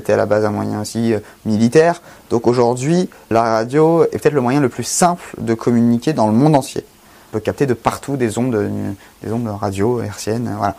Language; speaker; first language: French; native; French